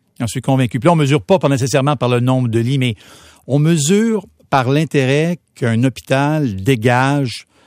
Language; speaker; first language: French; native; French